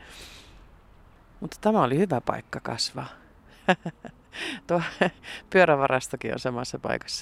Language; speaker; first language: Finnish; early bilingual, heritage; Finnish